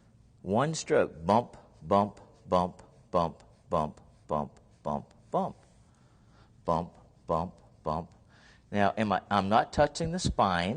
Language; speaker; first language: English; native; English